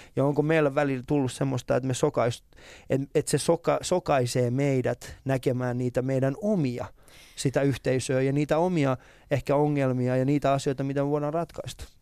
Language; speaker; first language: Finnish; early bilingual, other home language; Persian